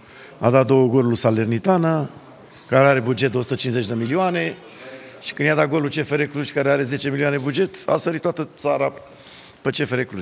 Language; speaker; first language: Romanian; native; Romanian